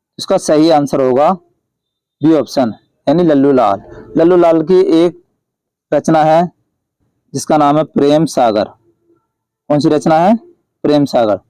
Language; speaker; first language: Hindi; native; Hindi